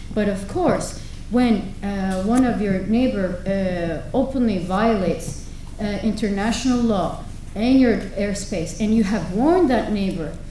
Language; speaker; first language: English; non-native, fluent; Turkish